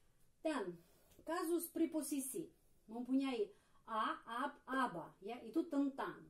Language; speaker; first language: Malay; non-native, fluent; Russian